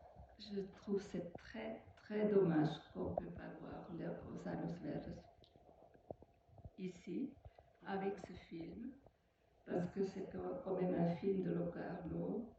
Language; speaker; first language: French; non-native, fluent; Portuguese